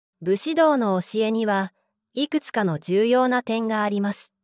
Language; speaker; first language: Japanese; native; Japanese